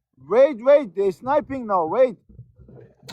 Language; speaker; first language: English; non-native, learner; Turkish